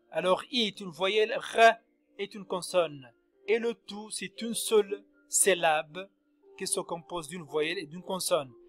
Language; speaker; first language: French; non-native, local second language; Arabic